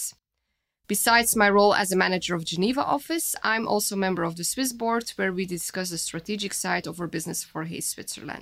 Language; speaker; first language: English; non-native, fluent; Dutch